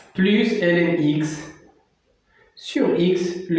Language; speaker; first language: French; non-native, local second language; Arabic